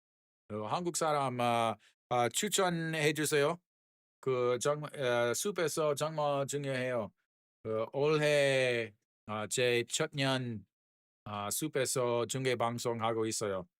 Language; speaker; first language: Korean; non-native, learner; English